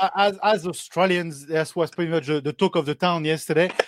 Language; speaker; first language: English; non-native, fluent; French